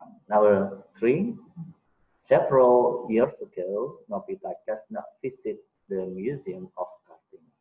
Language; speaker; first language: English; non-native, fluent; Indonesian